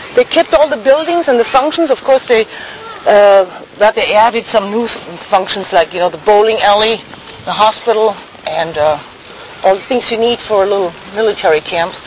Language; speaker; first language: English; non-native, fluent; German